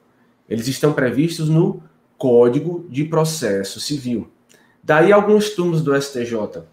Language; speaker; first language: Portuguese; native; Portuguese